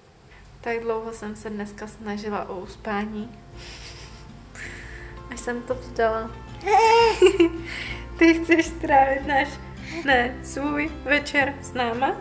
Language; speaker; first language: Czech; native; Czech